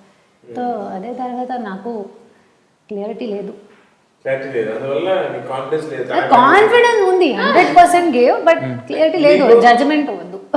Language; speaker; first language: Telugu; non-native, learner; Hindi